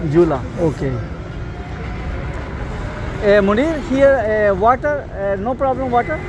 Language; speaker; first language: English; non-native, learner; Spanish